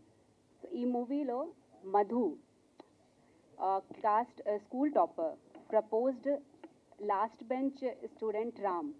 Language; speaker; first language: Telugu; non-native, learner; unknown